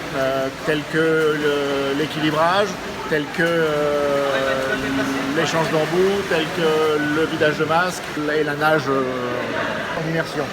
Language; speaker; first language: French; native; French